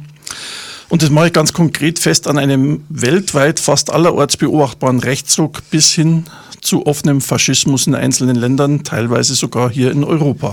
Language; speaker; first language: German; native; German